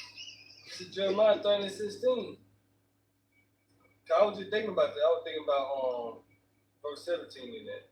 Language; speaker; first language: English; native; English